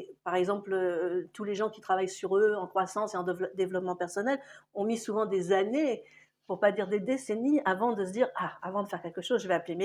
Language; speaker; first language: French; native; French